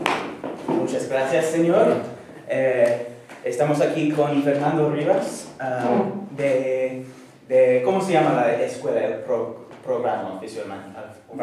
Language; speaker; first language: Spanish; non-native, fluent; English